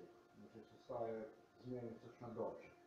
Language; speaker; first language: Polish; non-native, learner; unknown